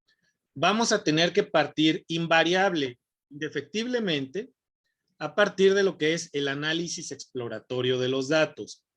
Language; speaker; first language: Spanish; native; Spanish